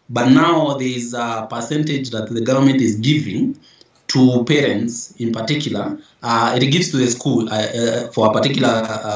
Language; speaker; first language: English; non-native, local second language; Meru